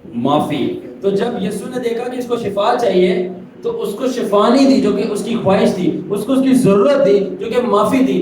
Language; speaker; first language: Urdu; non-native, local second language; Punjabi